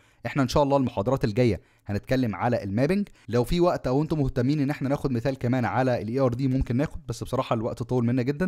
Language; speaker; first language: Arabic; native; Arabic